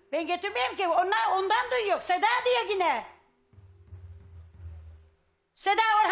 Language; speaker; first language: Turkish; native; Turkish